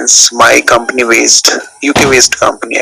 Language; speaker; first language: English; non-native, local second language; Hindi